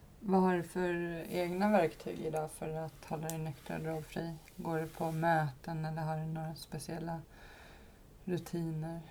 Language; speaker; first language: Swedish; native; Swedish